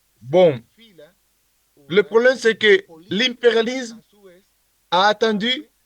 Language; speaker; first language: French; non-native, learner; Spanish